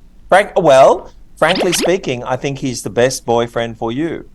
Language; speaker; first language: English; native; English